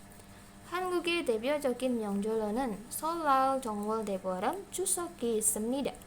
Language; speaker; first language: Korean; non-native, fluent; Indonesian